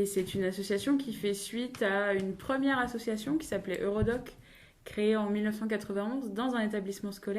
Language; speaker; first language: French; native; French